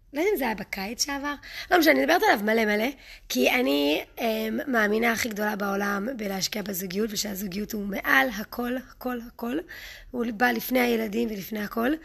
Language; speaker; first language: Hebrew; early bilingual, other home language; English